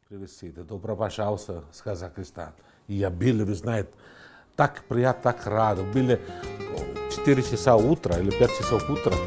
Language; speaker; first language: Russian; non-native, learner; Italian